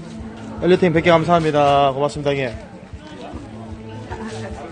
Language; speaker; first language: Korean; native; Korean